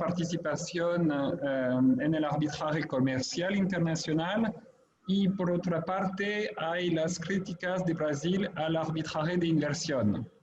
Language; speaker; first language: Spanish; non-native, fluent; French